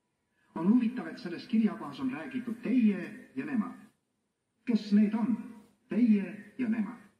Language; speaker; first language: Estonian; native; Estonian